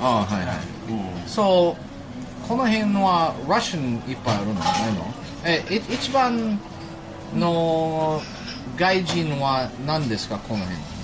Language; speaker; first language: Japanese; non-native, learner; English